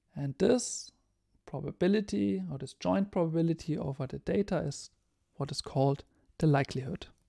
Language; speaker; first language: English; non-native, fluent; German